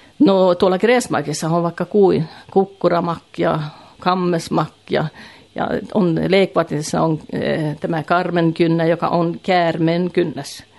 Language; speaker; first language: Finnish; native; Finnish